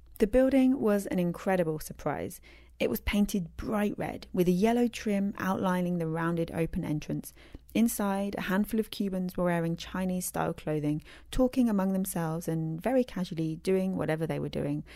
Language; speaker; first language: English; native; English